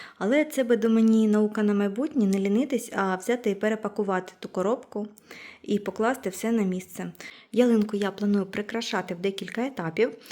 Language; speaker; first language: Ukrainian; native; Ukrainian